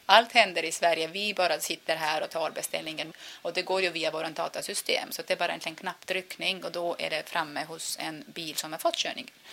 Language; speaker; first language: Swedish; non-native, fluent; Estonian